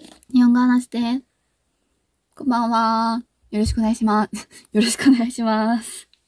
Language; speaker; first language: Korean; non-native, fluent; Japanese